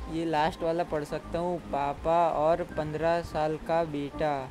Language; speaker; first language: Hindi; non-native, local second language; Gujarati